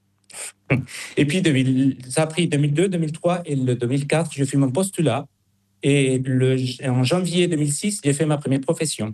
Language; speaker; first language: French; non-native, fluent; Spanish